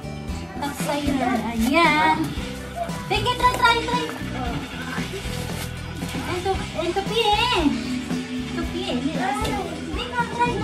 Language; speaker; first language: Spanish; non-native, learner; Cebuano